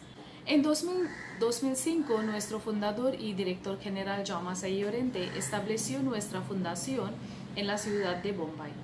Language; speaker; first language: Spanish; non-native, fluent; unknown